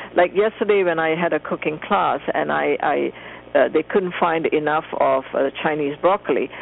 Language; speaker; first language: English; non-native, local second language; Tamil